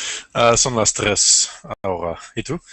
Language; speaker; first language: Spanish; non-native, learner; English